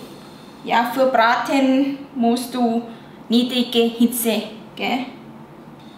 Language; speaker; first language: German; non-native, learner; Thai